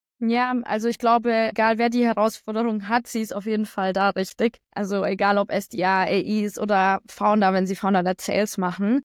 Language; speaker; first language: German; early bilingual, other home language; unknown